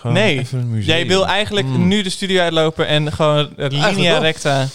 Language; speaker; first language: Dutch; native; Dutch